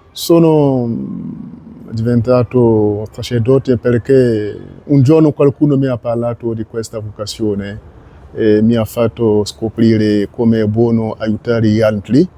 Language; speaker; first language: Italian; non-native, learner; French